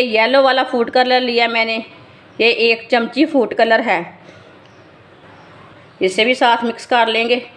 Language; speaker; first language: Hindi; native; Hindi